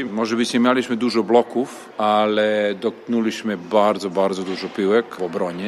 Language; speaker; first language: Polish; non-native, fluent; Serbian